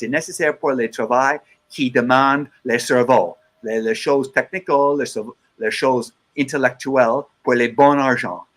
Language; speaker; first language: French; non-native, learner; English